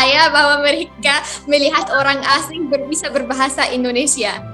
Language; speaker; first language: Indonesian; non-native, fluent; Arabic